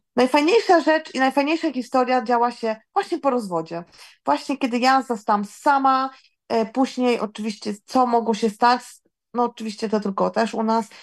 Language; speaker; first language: Polish; native; Polish